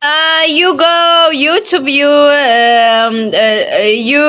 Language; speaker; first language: English; non-native, learner; Tajik